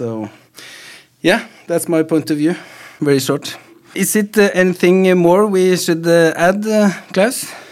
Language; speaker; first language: English; non-native, fluent; Norwegian